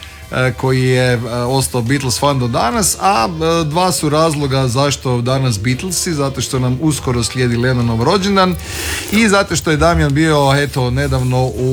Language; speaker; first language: Serbian; native; Serbian